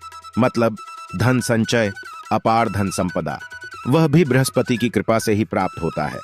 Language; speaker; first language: Hindi; native; Hindi